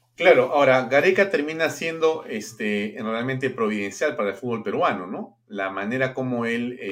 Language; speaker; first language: Spanish; native; Spanish